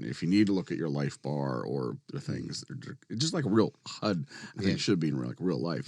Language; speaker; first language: English; native; English